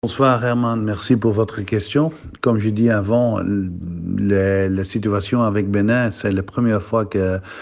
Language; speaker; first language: French; non-native, learner; Dutch